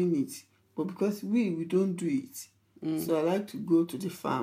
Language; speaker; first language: English; non-native, local second language; Yoruba